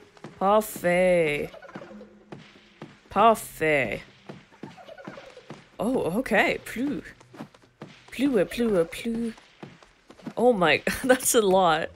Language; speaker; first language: French; non-native, learner; English